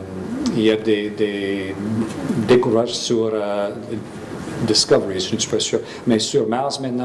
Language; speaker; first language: French; non-native, fluent; English